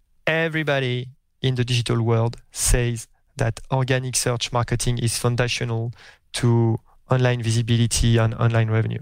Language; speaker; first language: English; non-native, fluent; French